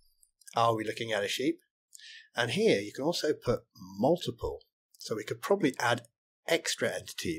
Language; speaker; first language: English; native; English